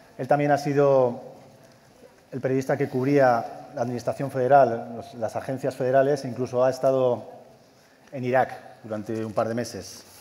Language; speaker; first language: Spanish; native; Spanish